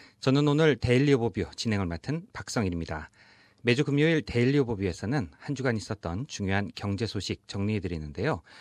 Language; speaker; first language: Korean; native; Korean